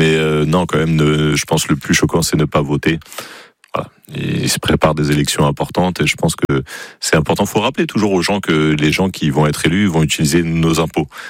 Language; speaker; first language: French; native; French